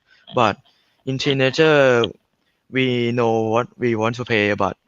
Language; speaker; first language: English; non-native, learner; Thai